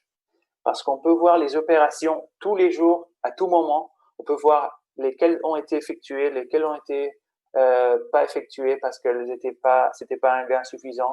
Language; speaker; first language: French; non-native, fluent; Spanish